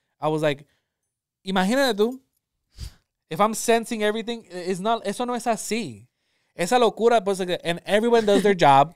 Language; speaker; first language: English; early bilingual, other home language; Spanish